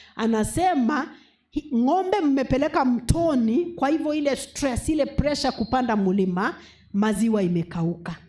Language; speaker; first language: Swahili; non-native, local second language; Gusii